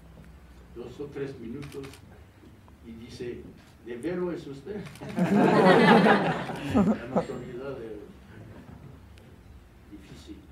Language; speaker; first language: Spanish; non-native, fluent; French